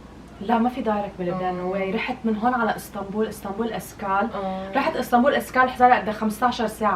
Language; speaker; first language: Arabic; native; Arabic